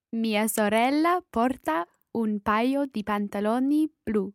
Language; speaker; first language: Italian; non-native, learner; English